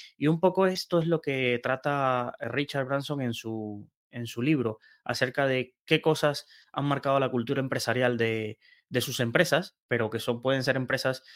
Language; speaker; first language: Spanish; native; Spanish